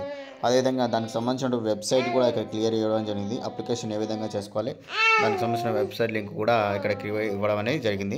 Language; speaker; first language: Telugu; native; Telugu